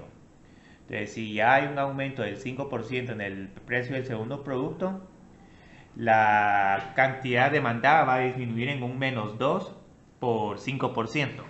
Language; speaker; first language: Spanish; native; Spanish